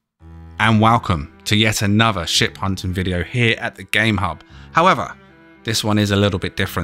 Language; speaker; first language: English; native; English